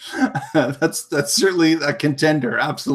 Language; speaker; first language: English; native; English